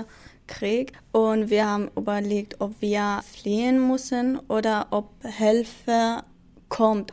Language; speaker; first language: German; non-native, learner; Kurdish